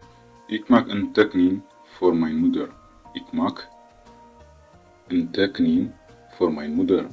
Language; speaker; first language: Dutch; non-native, learner; Tigrinya